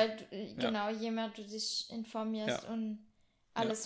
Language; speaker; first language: German; non-native, fluent; French